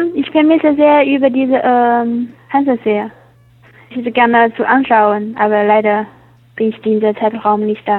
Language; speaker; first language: German; non-native, learner; Chinese